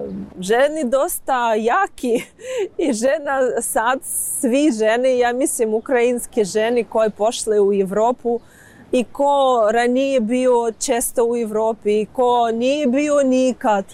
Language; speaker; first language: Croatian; non-native, learner; Ukrainian